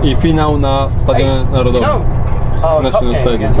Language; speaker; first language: Polish; native; Polish